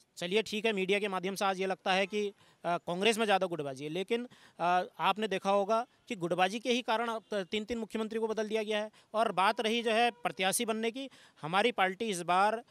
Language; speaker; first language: Hindi; native; Hindi